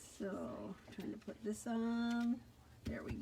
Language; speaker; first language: English; native; English